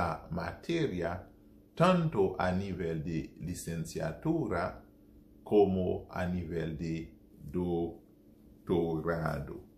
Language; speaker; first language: Spanish; non-native, fluent; Haitian Creole